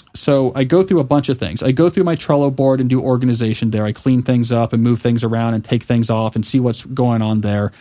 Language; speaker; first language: English; native; English